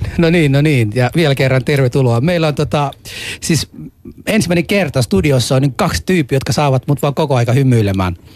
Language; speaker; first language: Finnish; early bilingual, other home language; Somali